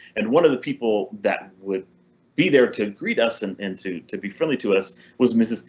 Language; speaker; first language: English; early bilingual, other home language; Spanish